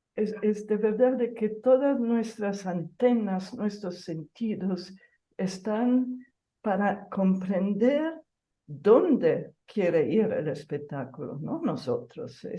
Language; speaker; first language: Spanish; non-native, fluent; Italian